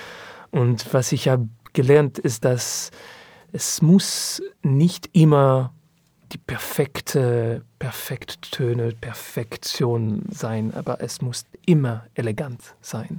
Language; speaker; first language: German; non-native, learner; French